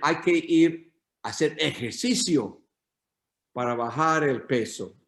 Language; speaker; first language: Spanish; non-native, learner; English